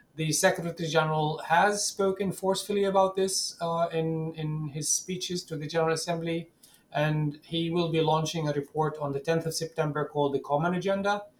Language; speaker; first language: English; non-native, fluent; Arabic